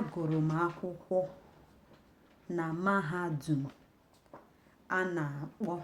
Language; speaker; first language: Igbo; native; Igbo